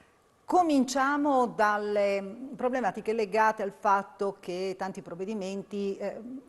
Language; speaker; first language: Italian; native; Italian